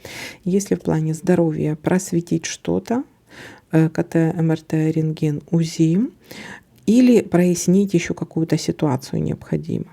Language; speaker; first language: Russian; native; Russian